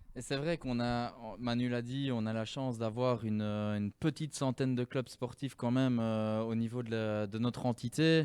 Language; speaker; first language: French; native; French